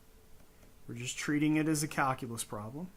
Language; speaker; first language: English; native; English